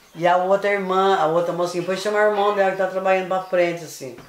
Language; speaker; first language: Portuguese; native; Portuguese